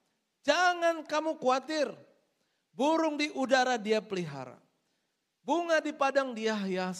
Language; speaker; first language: Indonesian; native; Indonesian